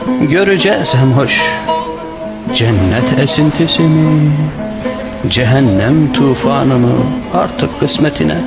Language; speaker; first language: Turkish; native; Turkish